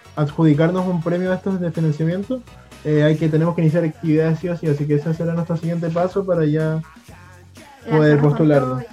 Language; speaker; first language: Spanish; native; Spanish